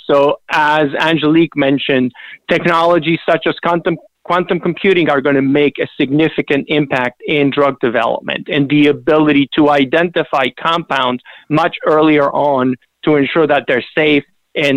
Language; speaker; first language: English; non-native, fluent; Spanish